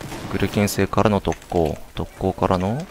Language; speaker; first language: Japanese; native; Japanese